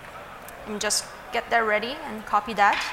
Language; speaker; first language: English; non-native, fluent; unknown